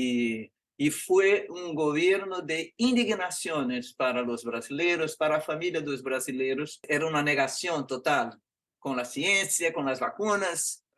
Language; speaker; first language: Spanish; non-native, fluent; Portuguese